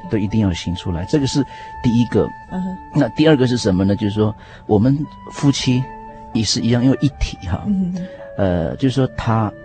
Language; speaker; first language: Chinese; non-native, local second language; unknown